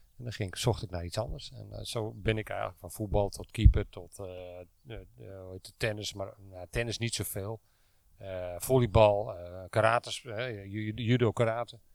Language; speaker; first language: Dutch; native; Dutch